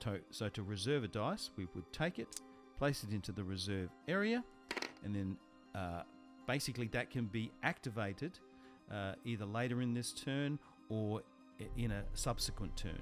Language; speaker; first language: English; native; English